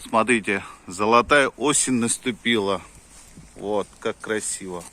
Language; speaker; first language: Russian; non-native, fluent; Hindi